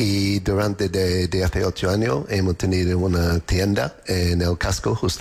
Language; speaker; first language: Spanish; non-native, learner; English